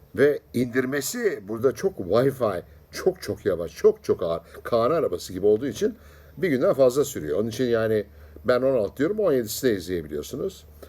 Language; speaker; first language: Turkish; native; Turkish